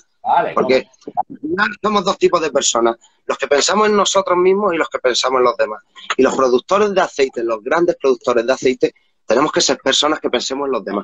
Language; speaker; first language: Spanish; native; Spanish